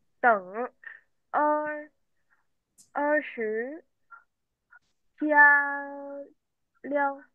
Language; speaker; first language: Chinese; non-native, learner; Vietnamese